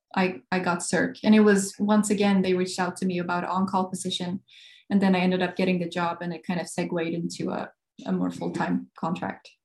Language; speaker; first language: English; non-native, fluent; Swedish